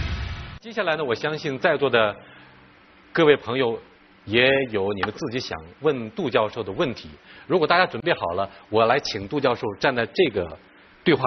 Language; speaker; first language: Chinese; native; Chinese